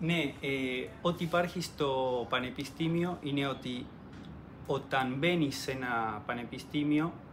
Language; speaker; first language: Greek; early bilingual, heritage; Spanish